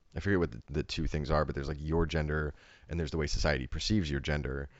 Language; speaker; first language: English; native; English